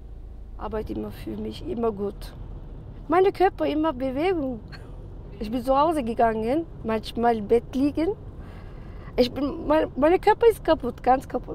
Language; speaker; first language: German; non-native, learner; Turkish